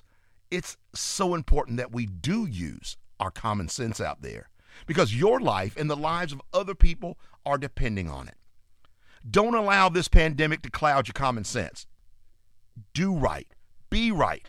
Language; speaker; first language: English; native; English